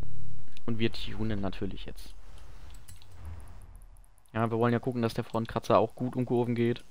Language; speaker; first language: German; native; German